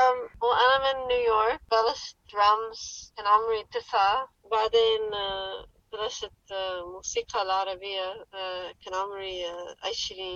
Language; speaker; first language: Arabic; early bilingual, heritage; English